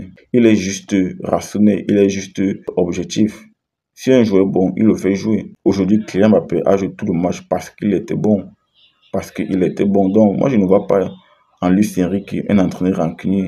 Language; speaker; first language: French; native; French